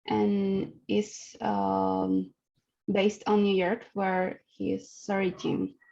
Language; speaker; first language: English; non-native, learner; Spanish